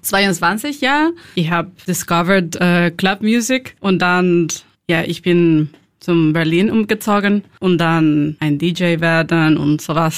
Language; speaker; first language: German; non-native, learner; Spanish